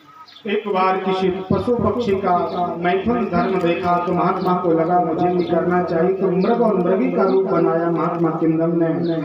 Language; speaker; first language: Hindi; native; Hindi